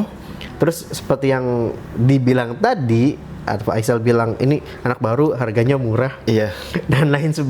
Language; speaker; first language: Indonesian; native; Indonesian